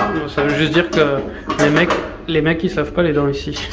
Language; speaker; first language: French; native; French